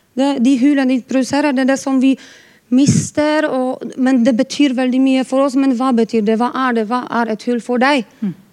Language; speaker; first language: Norwegian; non-native, fluent; Polish